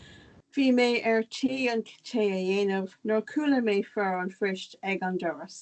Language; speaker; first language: Irish; non-native, local second language; English